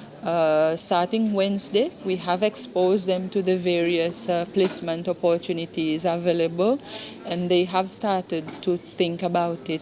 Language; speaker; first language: English; non-native, local second language; Seselwa Creole French